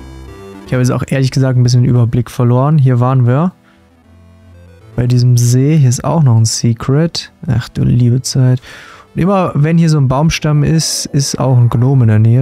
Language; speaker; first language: German; native; German